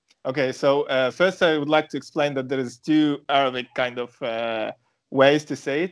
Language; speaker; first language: English; non-native, fluent; Arabic